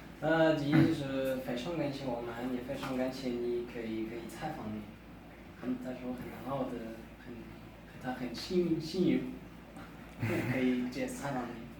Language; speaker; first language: Chinese; non-native, learner; French